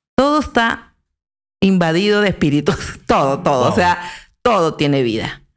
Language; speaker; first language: Spanish; native; Spanish